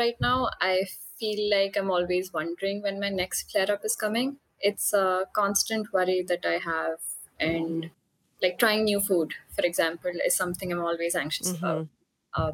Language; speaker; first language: English; non-native, local second language; Hindi